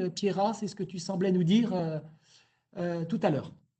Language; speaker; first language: French; native; French